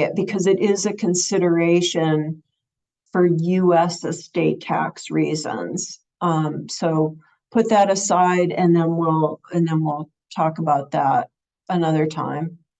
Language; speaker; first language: English; native; English